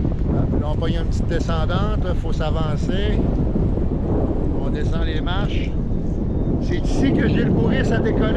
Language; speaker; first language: French; native; French